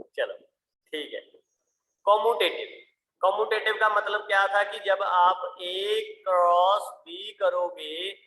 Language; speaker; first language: Hindi; non-native, local second language; Punjabi